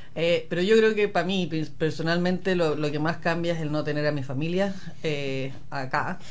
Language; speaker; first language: Spanish; native; Spanish